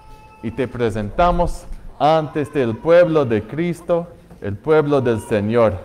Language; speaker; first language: Spanish; non-native, fluent; English